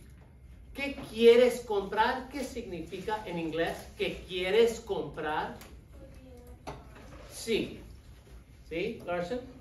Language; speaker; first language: Spanish; non-native, fluent; English